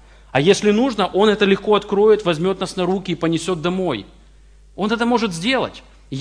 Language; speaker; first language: Russian; native; Russian